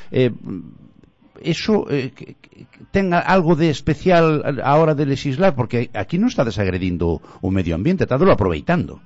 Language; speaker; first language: Spanish; non-native, local second language; Galician